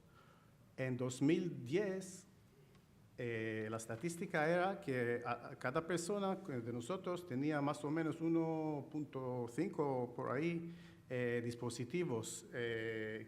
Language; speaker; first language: Spanish; non-native, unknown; Chinese